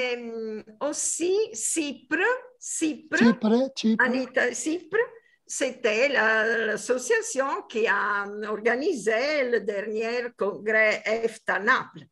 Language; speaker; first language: French; non-native, fluent; Italian